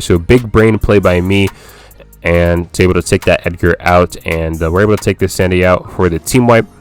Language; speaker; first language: English; native; English